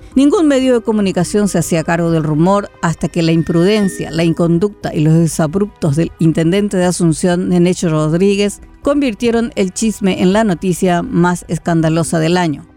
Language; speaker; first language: Spanish; native; Spanish